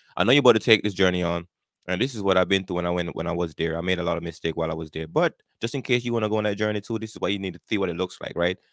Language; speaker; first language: English; non-native, local second language; Jamaican Creole English